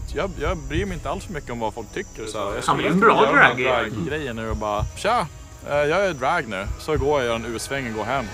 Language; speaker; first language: Swedish; native; Swedish